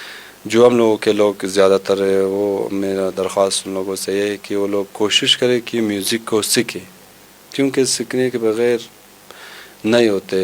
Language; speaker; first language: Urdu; non-native, local second language; Hazaragi